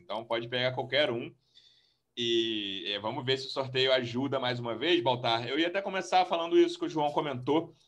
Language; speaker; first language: Portuguese; native; Portuguese